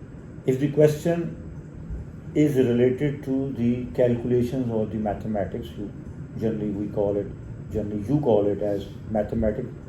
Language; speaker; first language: English; non-native, local second language; Urdu